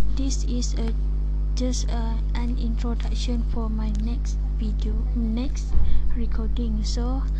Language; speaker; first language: English; non-native, learner; Malay